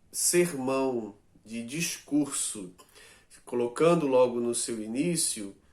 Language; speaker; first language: Portuguese; native; Portuguese